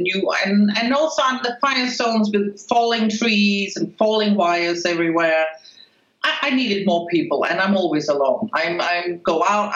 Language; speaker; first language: English; non-native, fluent; Spanish